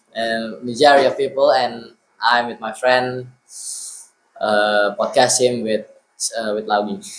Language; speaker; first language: English; non-native, learner; Indonesian